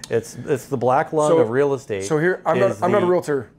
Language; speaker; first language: English; native; English